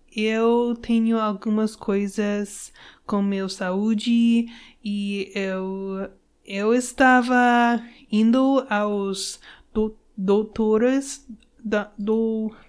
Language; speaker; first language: Portuguese; non-native, learner; English